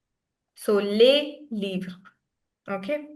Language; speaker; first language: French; non-native, fluent; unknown